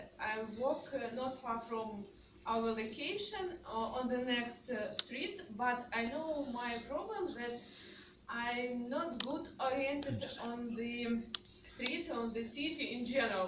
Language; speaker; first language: English; non-native, learner; Russian